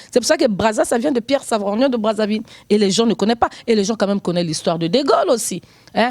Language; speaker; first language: French; non-native, local second language; Lingala